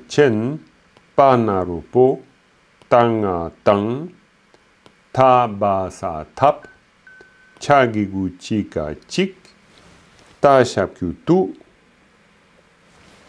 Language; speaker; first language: French; native; French